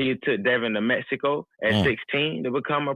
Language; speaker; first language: English; native; English